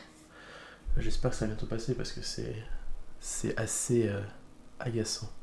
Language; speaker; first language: French; native; French